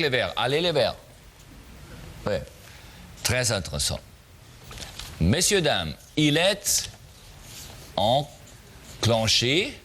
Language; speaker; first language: French; non-native, learner; German